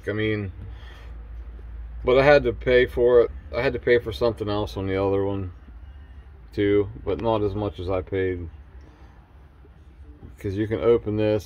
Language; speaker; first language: English; native; English